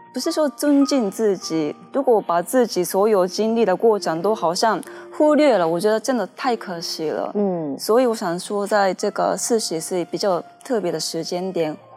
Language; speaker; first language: Chinese; non-native, fluent; Japanese